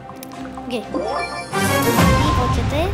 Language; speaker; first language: Norwegian; early bilingual, other home language; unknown